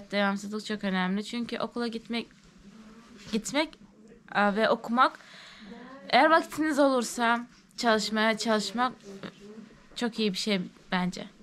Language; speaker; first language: Turkish; non-native, fluent; Turkmen